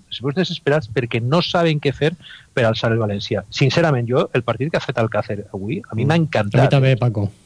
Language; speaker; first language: Catalan; native; Catalan